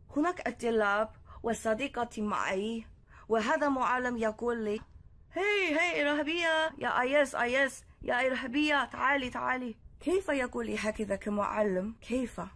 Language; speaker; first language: Arabic; non-native, learner; Korean